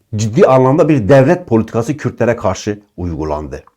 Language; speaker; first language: Turkish; native; Turkish